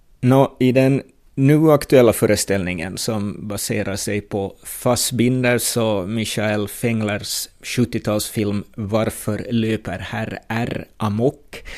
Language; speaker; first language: Swedish; native; Swedish